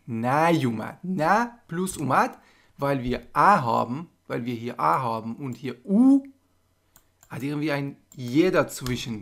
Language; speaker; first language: German; non-native, fluent; Persian